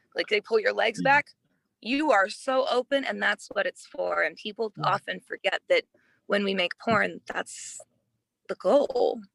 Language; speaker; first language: English; native; English